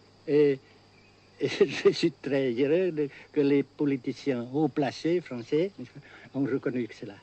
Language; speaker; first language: French; non-native, fluent; Vietnamese